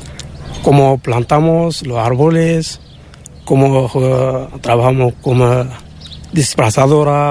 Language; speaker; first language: Spanish; non-native, learner; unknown